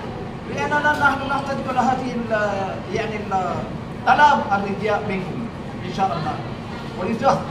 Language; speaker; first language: Arabic; non-native, fluent; Maranao